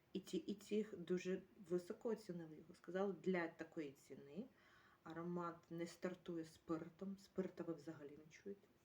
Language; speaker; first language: Ukrainian; native; Ukrainian